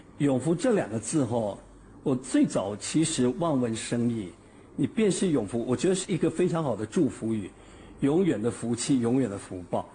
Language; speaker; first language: Chinese; native; Chinese